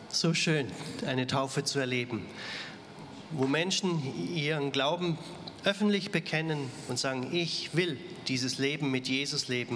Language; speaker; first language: German; native; German